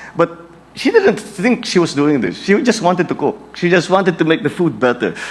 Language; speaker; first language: English; non-native, local second language; Filipino